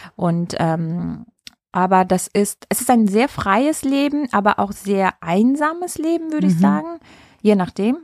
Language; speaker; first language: German; non-native, fluent; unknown